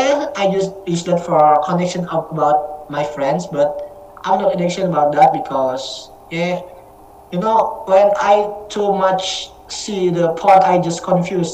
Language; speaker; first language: English; non-native, learner; Indonesian